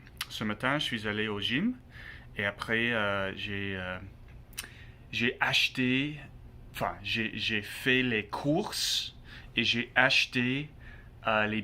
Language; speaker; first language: French; non-native, learner; English